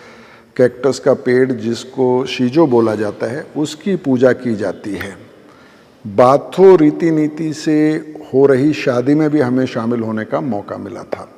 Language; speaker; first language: Hindi; native; Hindi